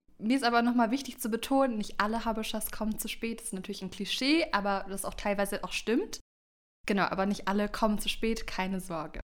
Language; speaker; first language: German; early bilingual, other home language; Amharic